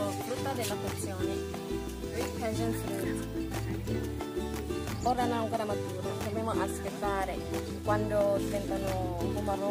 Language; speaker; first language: Italian; non-native, fluent; Thai